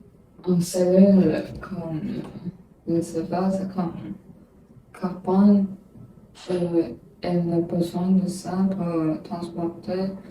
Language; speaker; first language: French; non-native, learner; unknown